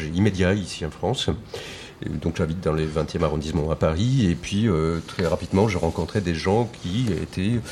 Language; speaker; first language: French; non-native, fluent; Spanish